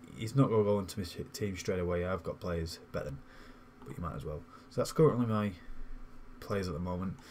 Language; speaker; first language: English; native; English